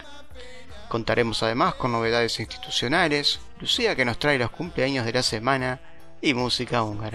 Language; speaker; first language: Spanish; native; Spanish